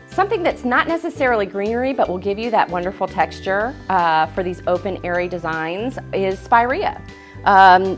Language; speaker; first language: English; native; English